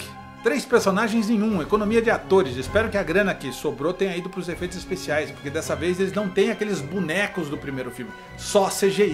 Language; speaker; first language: Portuguese; native; Portuguese